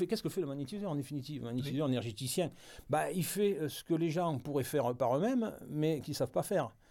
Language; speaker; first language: French; native; French